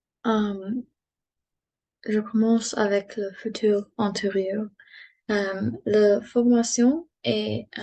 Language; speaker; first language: French; non-native, learner; English